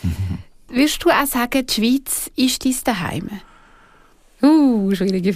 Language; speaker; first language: German; native; German